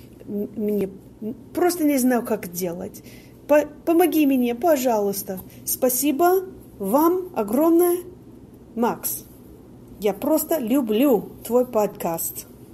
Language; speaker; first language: Russian; non-native, learner; English